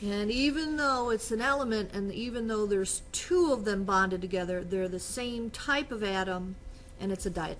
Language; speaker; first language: English; native; English